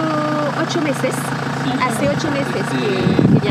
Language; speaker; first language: Spanish; non-native, learner; French